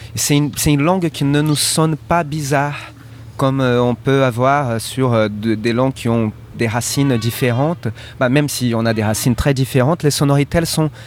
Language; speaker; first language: French; non-native, fluent; Portuguese